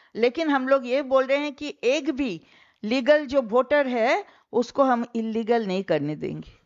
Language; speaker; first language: Hindi; non-native, local second language; Bangla